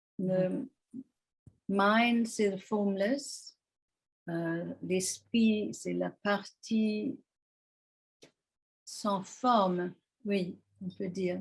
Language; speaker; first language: French; non-native, fluent; English